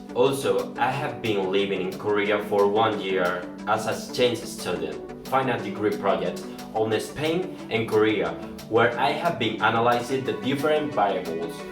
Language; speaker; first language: English; non-native, fluent; Spanish